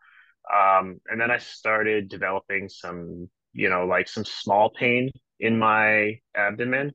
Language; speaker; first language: English; native; English